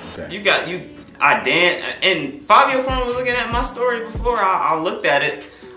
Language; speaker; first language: English; native; English